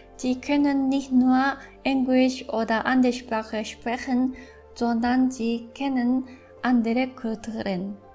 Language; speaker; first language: German; non-native, fluent; Japanese